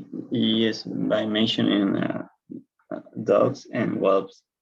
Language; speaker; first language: English; non-native, learner; Spanish